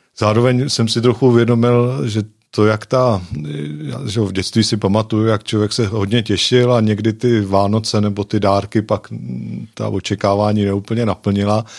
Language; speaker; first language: Czech; native; Czech